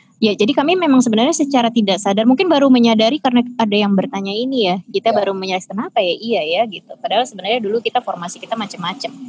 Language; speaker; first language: Indonesian; native; Indonesian